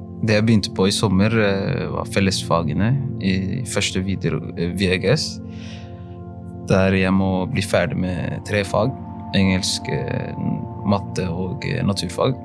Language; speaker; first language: Norwegian; early bilingual, other home language; Somali